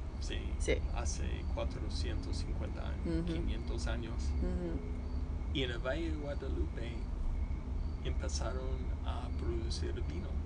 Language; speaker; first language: Spanish; non-native, fluent; English